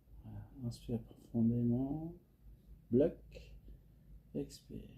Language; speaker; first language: French; native; French